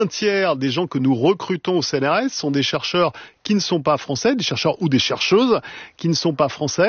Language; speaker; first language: French; native; French